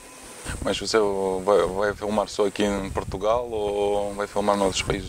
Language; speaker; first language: Portuguese; non-native, learner; Russian